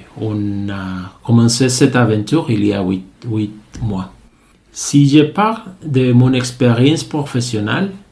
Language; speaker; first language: French; non-native, learner; Spanish